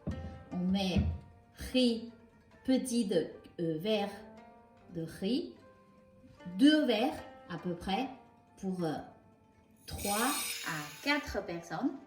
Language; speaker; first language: French; non-native, local second language; Chinese